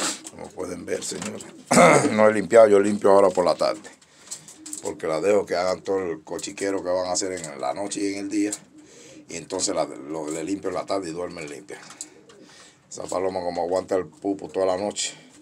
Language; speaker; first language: Spanish; native; Spanish